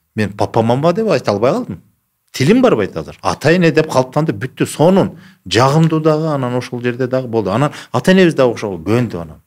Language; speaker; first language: Kyrgyz; non-native, local second language; Russian